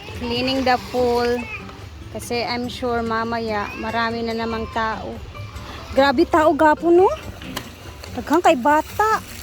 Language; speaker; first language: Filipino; non-native, local second language; Cebuano